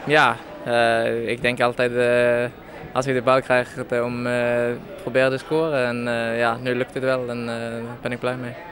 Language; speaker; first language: Dutch; non-native, learner; Norwegian